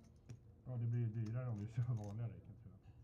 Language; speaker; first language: Swedish; native; Swedish